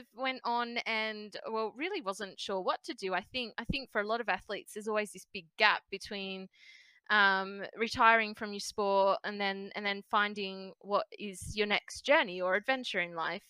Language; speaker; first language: English; native; English